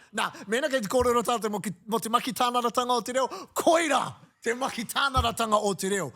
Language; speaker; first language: Māori; non-native, local second language; English